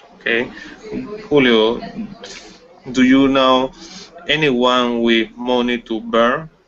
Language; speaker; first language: English; non-native, learner; Spanish